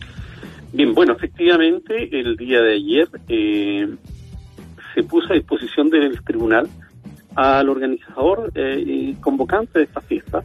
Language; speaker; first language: Spanish; native; Spanish